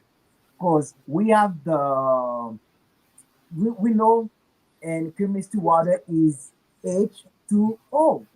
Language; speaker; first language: English; non-native, learner; Haitian Creole